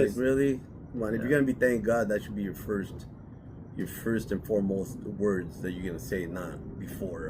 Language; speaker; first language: English; native; English